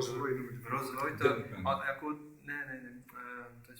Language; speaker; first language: Czech; non-native, learner; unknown